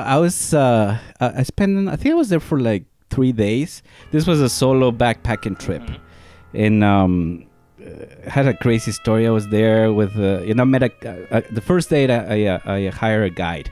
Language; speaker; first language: English; non-native, fluent; Spanish